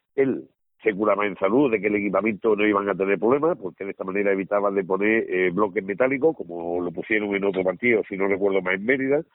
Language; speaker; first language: Spanish; native; Spanish